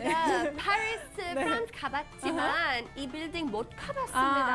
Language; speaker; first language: Korean; non-native, fluent; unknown